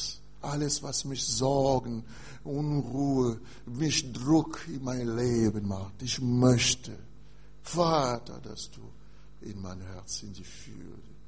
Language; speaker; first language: German; non-native, fluent; French